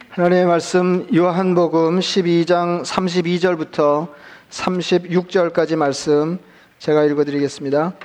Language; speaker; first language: Korean; native; Korean